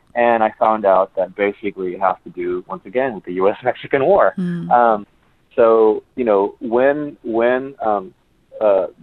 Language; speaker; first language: English; early bilingual, other home language; Spanish